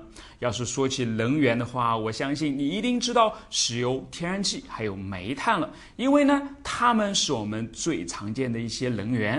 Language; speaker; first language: Chinese; native; Chinese